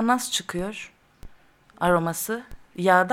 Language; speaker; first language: Turkish; non-native, learner; Greek